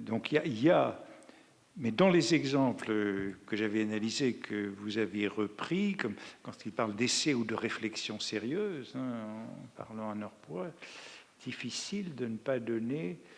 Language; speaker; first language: French; native; French